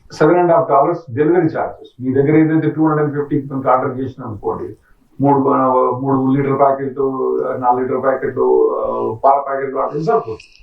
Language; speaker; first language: Telugu; native; Telugu